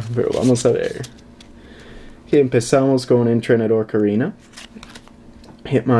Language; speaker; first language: Spanish; non-native, learner; English